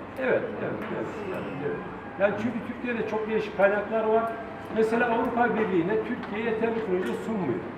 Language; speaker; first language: Turkish; native; Turkish